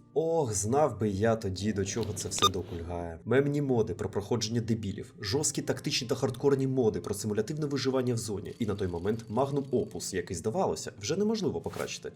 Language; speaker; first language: Ukrainian; non-native, local second language; Russian